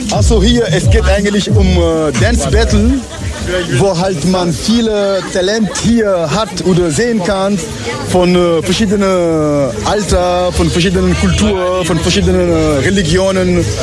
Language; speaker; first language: German; non-native, fluent; Wolof